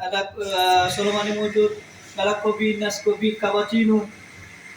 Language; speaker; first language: Arabic; non-native, learner; Bangla